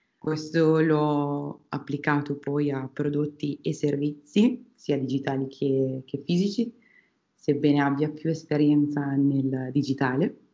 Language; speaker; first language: Italian; native; Italian